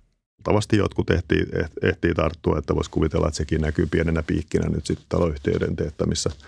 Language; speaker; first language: Finnish; native; Finnish